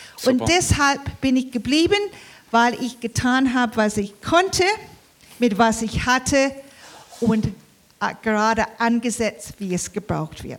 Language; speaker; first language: German; early bilingual, heritage; English